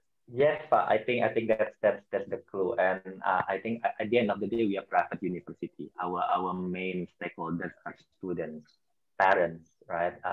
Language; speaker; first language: English; non-native, fluent; Indonesian